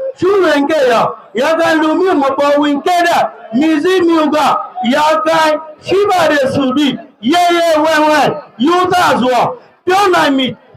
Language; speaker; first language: Burmese; non-native, local second language; Rohingya